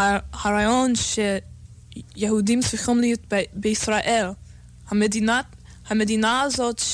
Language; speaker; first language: Hebrew; non-native, learner; English